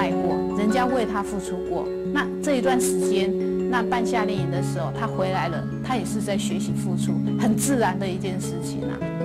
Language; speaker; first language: Chinese; native; Chinese